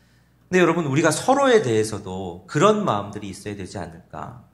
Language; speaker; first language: Korean; native; Korean